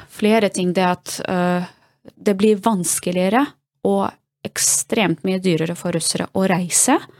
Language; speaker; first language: Norwegian; non-native, fluent; Russian